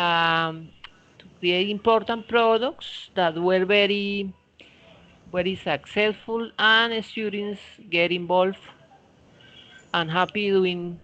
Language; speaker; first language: English; non-native, fluent; Spanish